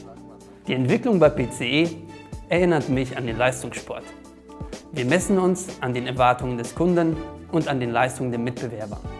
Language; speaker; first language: German; native; German